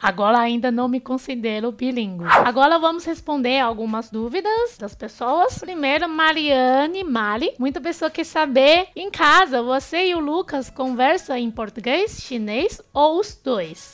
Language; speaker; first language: Portuguese; non-native, fluent; Chinese